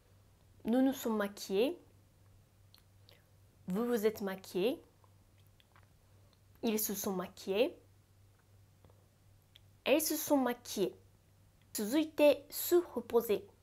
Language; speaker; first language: French; non-native, fluent; Japanese